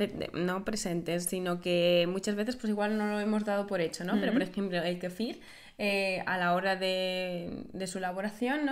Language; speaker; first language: Spanish; native; Spanish